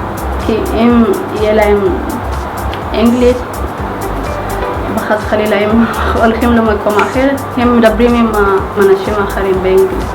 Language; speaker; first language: Hebrew; non-native, learner; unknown